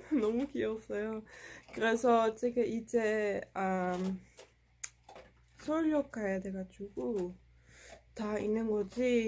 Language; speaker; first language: Korean; non-native, fluent; Dutch